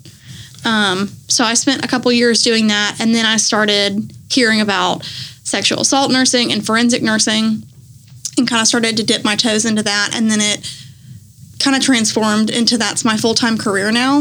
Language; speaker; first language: English; native; English